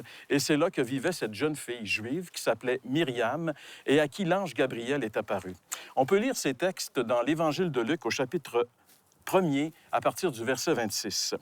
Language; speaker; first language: French; native; French